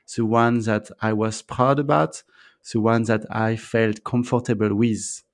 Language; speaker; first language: English; non-native, fluent; French